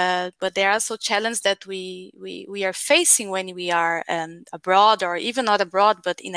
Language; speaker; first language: English; non-native, fluent; Portuguese